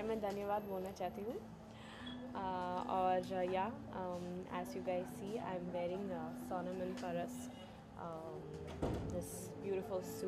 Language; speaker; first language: Hindi; non-native, fluent; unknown